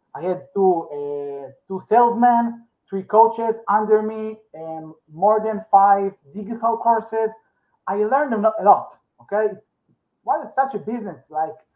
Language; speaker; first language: English; non-native, learner; Hebrew